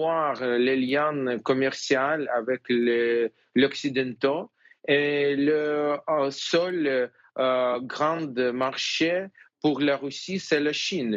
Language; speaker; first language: French; non-native, fluent; Ukrainian